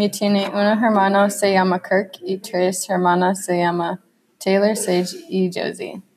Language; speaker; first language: Spanish; non-native, learner; English